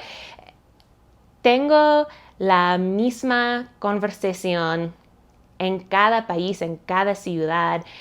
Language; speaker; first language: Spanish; non-native, learner; English